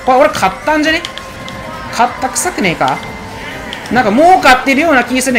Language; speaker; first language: Japanese; native; Japanese